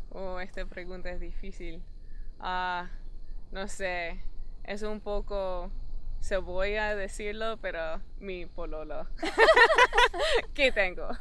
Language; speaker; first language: Spanish; non-native, fluent; English